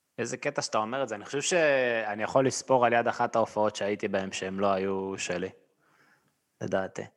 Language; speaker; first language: Hebrew; native; Hebrew